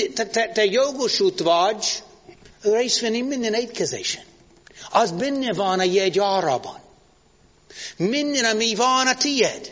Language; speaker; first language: Hungarian; non-native, learner; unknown